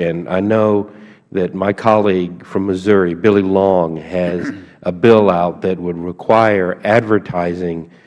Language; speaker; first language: English; native; English